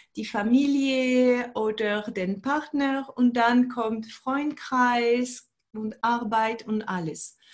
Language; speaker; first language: German; non-native, fluent; French